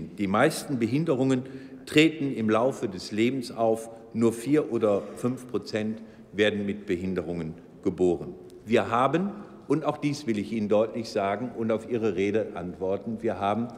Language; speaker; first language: German; native; German